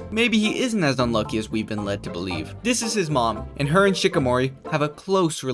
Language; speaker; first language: English; native; English